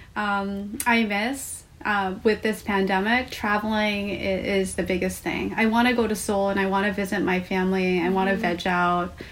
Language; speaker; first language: English; non-native, fluent; Korean